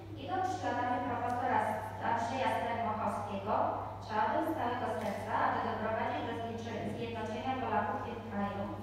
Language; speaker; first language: Polish; early bilingual, heritage; Polish